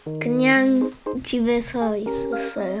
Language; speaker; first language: Korean; early bilingual, heritage; English